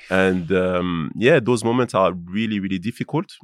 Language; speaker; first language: English; non-native, fluent; French